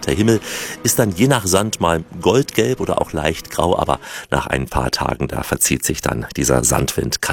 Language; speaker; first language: German; native; German